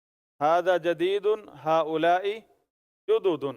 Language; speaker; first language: Arabic; non-native, fluent; Urdu